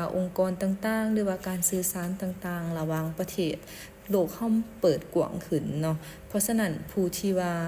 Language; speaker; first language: Thai; non-native, local second language; Lao